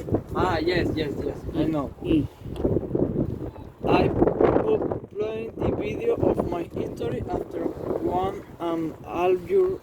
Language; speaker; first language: English; non-native, learner; Spanish